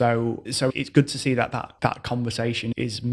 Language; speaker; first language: English; native; English